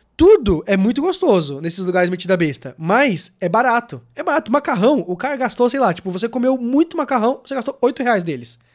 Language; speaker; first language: Portuguese; native; Portuguese